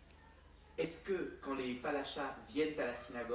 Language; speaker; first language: French; native; French